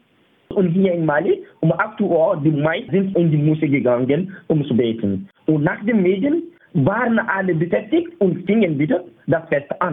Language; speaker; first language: German; non-native, fluent; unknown